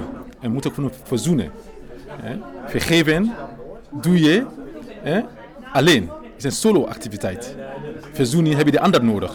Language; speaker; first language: Dutch; non-native, fluent; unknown